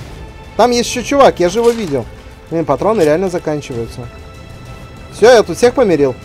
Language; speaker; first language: Russian; native; Russian